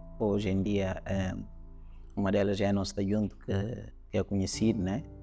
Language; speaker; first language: Portuguese; non-native, local second language; Upper Guinea Crioulo